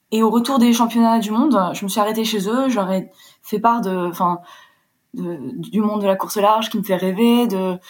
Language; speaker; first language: French; early bilingual, heritage; French